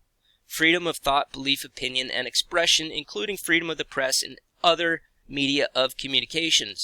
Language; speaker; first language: English; native; English